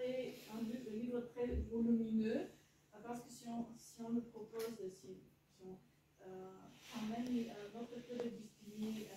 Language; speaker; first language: French; non-native, fluent; Bulgarian